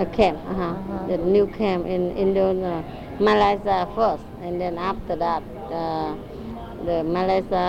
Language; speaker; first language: English; non-native, learner; Vietnamese